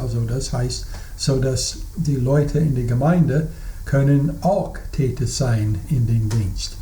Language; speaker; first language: German; non-native, fluent; English